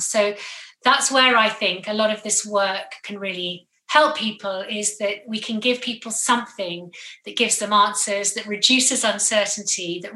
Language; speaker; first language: English; native; English